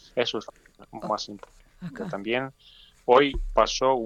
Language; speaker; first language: Spanish; non-native, fluent; Ukrainian